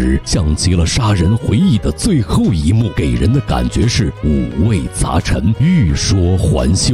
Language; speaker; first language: Chinese; native; Chinese